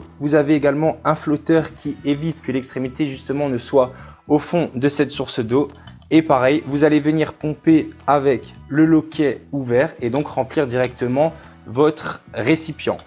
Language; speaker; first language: French; native; French